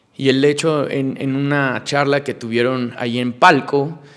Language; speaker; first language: Spanish; native; Spanish